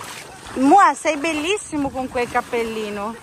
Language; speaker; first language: Italian; native; Italian